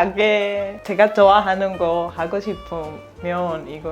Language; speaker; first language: Korean; non-native, learner; Spanish